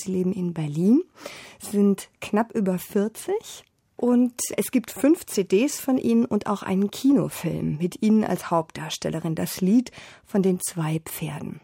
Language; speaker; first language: German; native; German